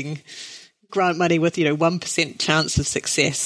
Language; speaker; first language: English; native; English